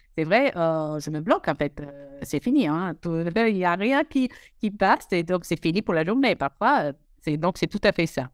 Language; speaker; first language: French; non-native, fluent; English